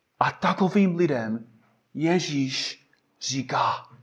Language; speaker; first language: Czech; non-native, fluent; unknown